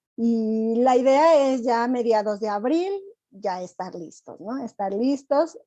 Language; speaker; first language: Spanish; native; Spanish